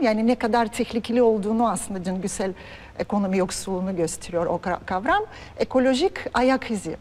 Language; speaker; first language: Turkish; non-native, fluent; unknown